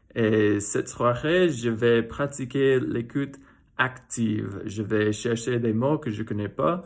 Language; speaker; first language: French; non-native, fluent; English